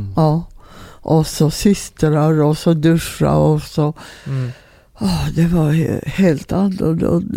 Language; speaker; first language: Swedish; non-native, fluent; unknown